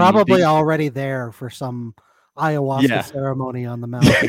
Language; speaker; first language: English; native; English